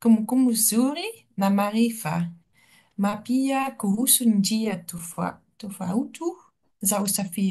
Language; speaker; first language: Swahili; non-native, learner; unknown